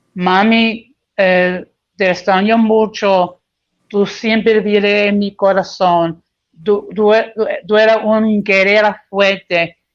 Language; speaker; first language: Spanish; early bilingual, heritage; Spanish